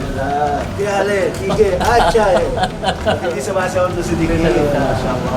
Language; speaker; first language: Indonesian; non-native, fluent; Arabic